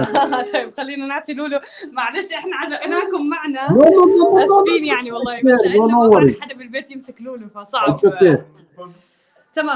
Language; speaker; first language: Arabic; native; Arabic